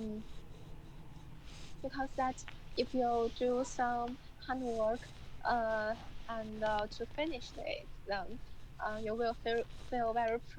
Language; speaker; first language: English; non-native, learner; Chinese